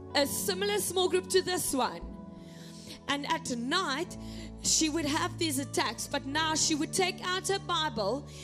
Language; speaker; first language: English; non-native, local second language; Afrikaans